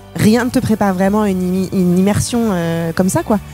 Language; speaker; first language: French; native; French